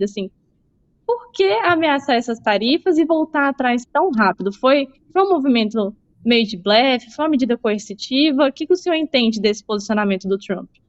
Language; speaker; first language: Portuguese; native; Portuguese